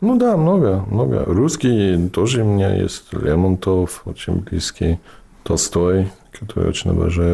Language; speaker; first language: Russian; non-native, fluent; English